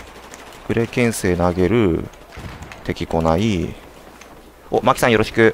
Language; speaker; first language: Japanese; native; Japanese